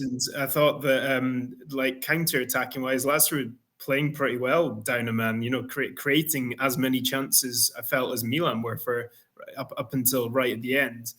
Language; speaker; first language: English; native; English